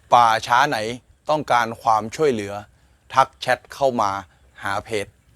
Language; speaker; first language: Thai; native; Thai